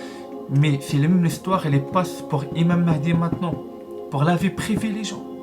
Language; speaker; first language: French; non-native, learner; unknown